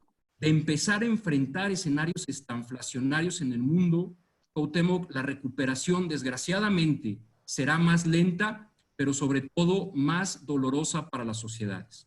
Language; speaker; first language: Spanish; native; Spanish